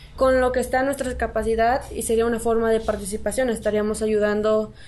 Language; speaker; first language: Spanish; native; Spanish